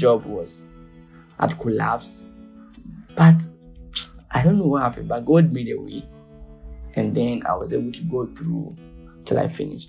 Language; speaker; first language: English; non-native, local second language; Akan